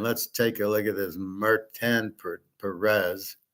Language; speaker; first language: English; native; English